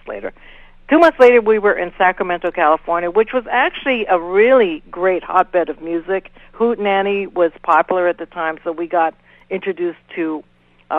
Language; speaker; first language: English; native; English